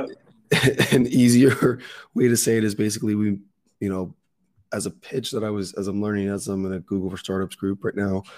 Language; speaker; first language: English; native; English